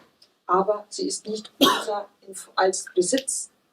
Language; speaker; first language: German; native; German